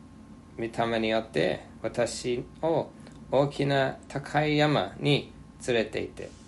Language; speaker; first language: Japanese; non-native, fluent; English